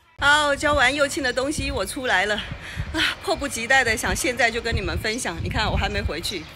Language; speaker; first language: Chinese; native; Chinese